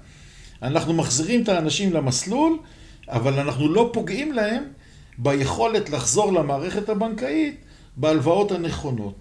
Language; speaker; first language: Hebrew; native; Hebrew